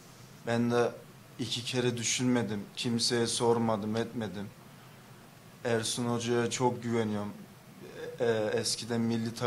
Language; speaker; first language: Turkish; early bilingual, heritage; English